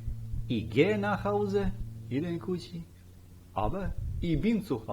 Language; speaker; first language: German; non-native, fluent; Bosnian